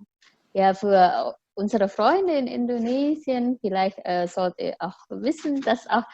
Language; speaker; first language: German; non-native, fluent; Indonesian